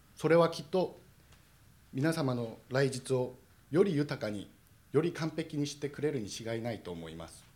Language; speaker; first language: Japanese; non-native, fluent; Korean